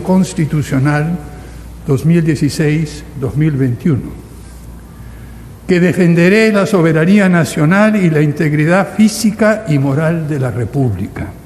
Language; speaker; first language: Spanish; native; Spanish